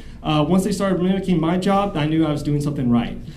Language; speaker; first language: English; native; English